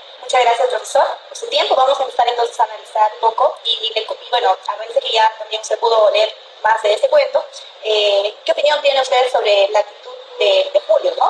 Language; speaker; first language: Spanish; native; Spanish